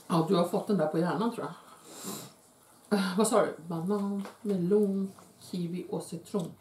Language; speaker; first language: Swedish; native; Swedish